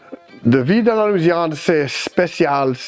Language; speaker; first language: French; early bilingual, heritage; French